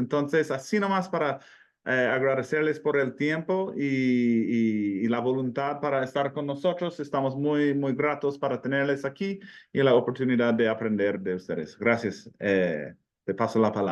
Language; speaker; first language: Spanish; non-native, fluent; English